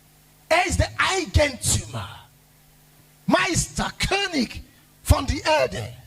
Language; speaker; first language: German; non-native, learner; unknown